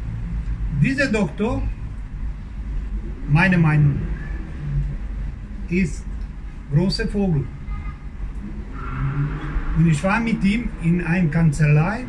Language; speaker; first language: German; non-native, learner; Croatian